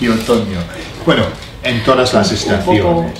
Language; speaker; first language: Spanish; non-native, learner; English